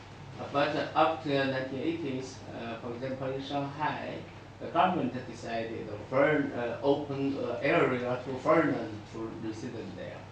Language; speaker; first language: English; non-native, fluent; Chinese